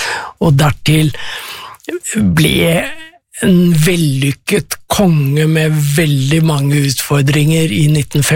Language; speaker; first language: Norwegian; native; Norwegian